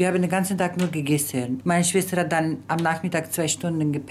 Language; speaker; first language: German; early bilingual, other home language; Spanish